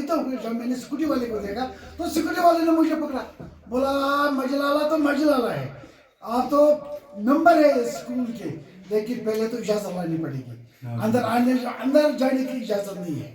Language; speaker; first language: Hindi; non-native, local second language; Kashmiri